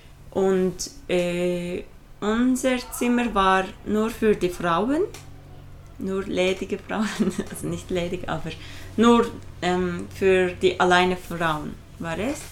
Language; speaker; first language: German; non-native, fluent; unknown